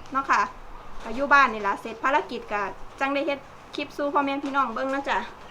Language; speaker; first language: Thai; native; Thai